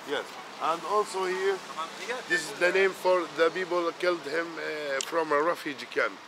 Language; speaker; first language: English; non-native, learner; Arabic